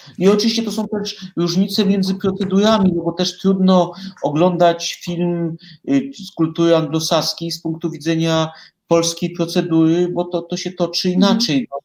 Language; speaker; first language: Polish; native; Polish